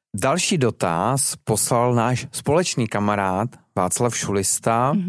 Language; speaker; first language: Czech; native; Czech